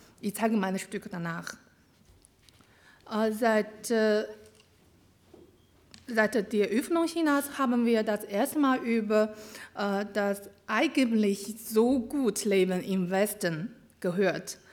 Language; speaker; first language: German; non-native, learner; Chinese